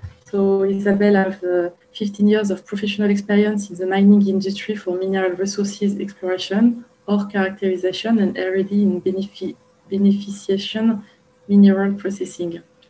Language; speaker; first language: English; non-native, fluent; French